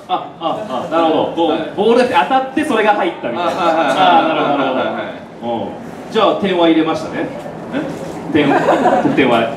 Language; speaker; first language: Japanese; native; Japanese